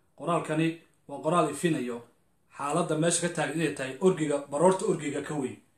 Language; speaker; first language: Somali; native; Somali